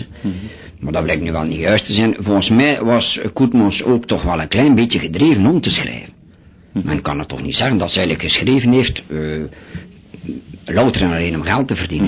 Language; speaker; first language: Dutch; native; Dutch